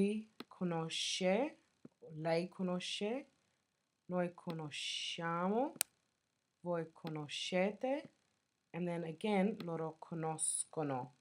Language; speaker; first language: Italian; non-native, fluent; English